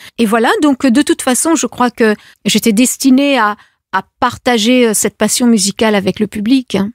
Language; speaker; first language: French; native; French